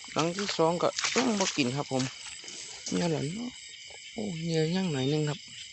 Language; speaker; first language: Thai; native; Thai